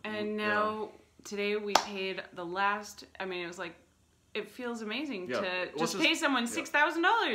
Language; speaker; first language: English; native; English